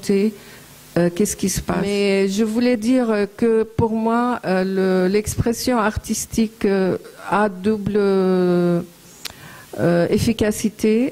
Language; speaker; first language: French; non-native, fluent; Arabic